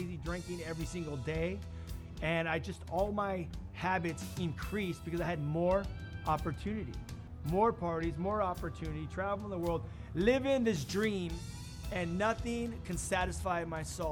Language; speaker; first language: English; native; English